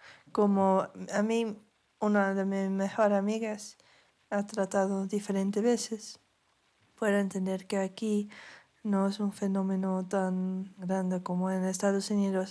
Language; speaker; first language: Spanish; non-native, learner; Dutch